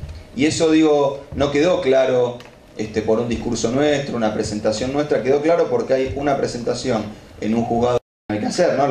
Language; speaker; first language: Spanish; native; Spanish